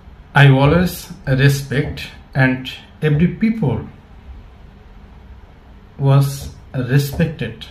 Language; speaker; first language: English; non-native, learner; Bangla